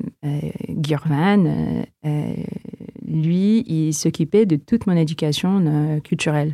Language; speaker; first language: French; non-native, fluent; Filipino